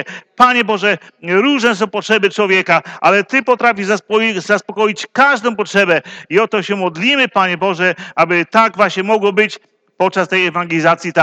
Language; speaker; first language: Polish; native; Polish